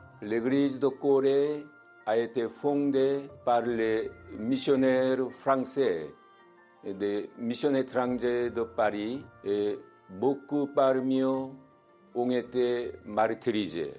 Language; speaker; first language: French; non-native, fluent; Korean